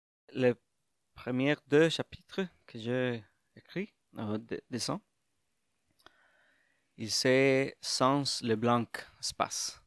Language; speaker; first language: French; non-native, learner; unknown